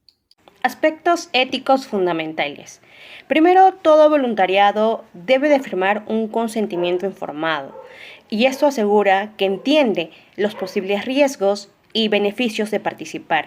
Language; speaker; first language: Spanish; native; Spanish